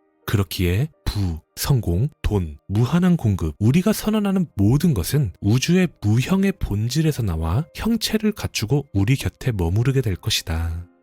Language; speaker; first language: Korean; native; Korean